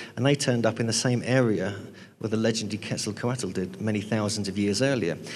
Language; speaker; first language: English; native; English